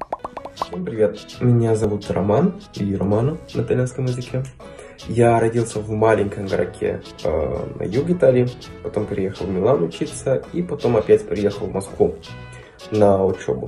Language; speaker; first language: Russian; non-native, fluent; Italian